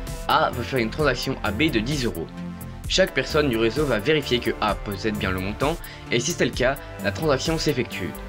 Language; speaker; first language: French; native; French